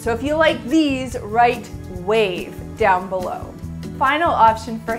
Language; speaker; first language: English; native; English